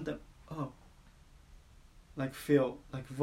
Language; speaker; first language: English; non-native, fluent; Japanese